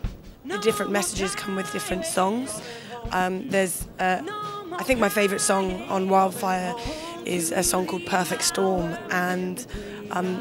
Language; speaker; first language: English; native; English